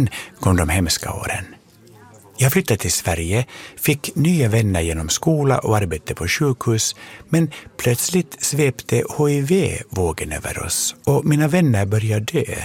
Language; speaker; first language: Swedish; native; Swedish